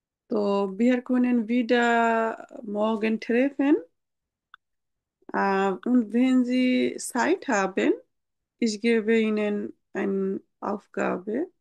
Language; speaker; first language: German; non-native, learner; Bangla